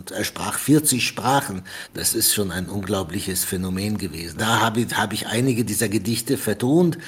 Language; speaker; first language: German; non-native, fluent; Arabic